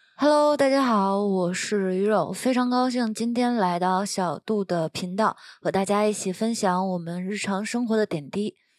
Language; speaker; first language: Chinese; native; Chinese